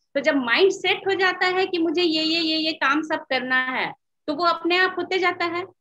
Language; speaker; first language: Hindi; native; Hindi